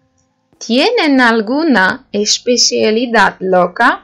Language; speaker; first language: Spanish; non-native, learner; Turkish